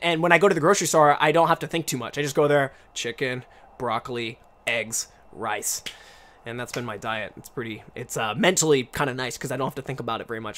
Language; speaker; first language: English; native; English